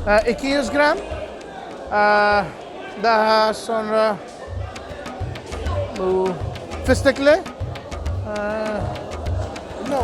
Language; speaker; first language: Turkish; non-native, learner; Urdu